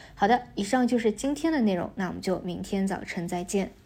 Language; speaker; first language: Chinese; native; Chinese